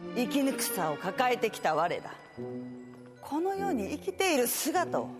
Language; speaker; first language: Japanese; native; Japanese